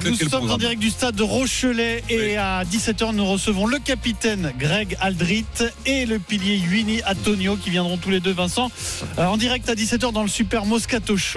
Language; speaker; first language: French; native; French